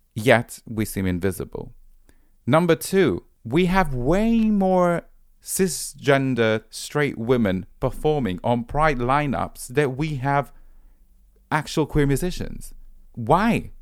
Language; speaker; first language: English; non-native, fluent; Italian